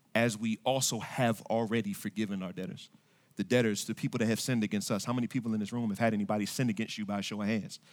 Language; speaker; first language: English; native; English